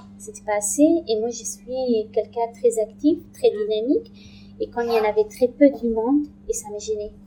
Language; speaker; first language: French; non-native, learner; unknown